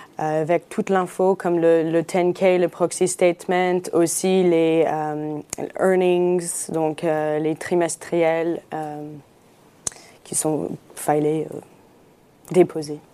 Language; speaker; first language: French; non-native, fluent; English